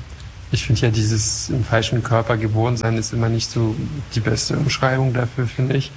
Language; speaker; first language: German; non-native, fluent; French